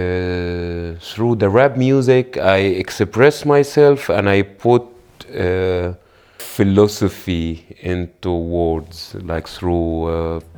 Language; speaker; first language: English; non-native, fluent; Arabic